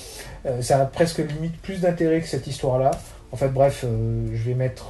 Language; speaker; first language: French; native; French